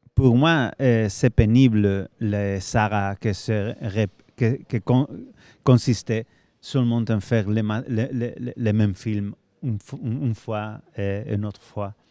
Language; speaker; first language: French; non-native, fluent; Spanish